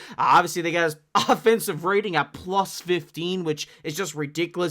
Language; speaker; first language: English; native; English